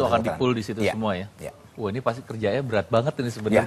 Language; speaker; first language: Indonesian; native; Indonesian